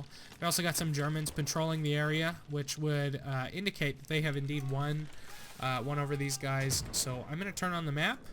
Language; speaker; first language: English; native; English